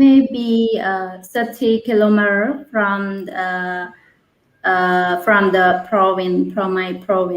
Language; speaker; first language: English; non-native, learner; Khmer